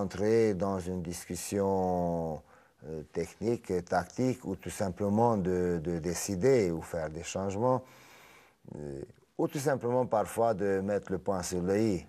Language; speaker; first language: French; non-native, fluent; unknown